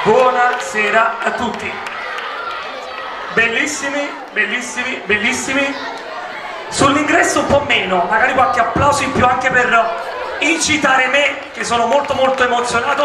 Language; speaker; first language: Italian; native; Italian